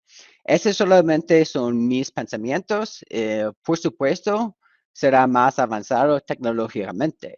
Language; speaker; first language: Spanish; non-native, fluent; English